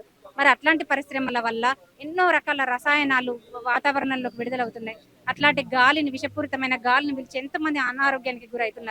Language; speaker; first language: Telugu; native; Telugu